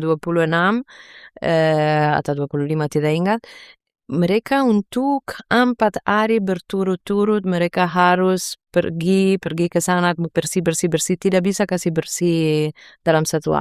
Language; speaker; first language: Indonesian; non-native, fluent; Italian